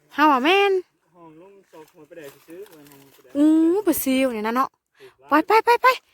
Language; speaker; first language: Thai; native; Thai